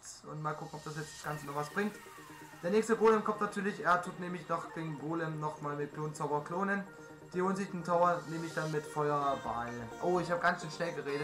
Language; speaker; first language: German; native; German